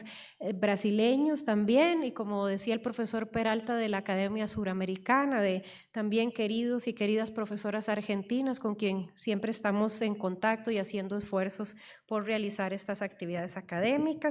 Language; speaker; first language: Spanish; native; Spanish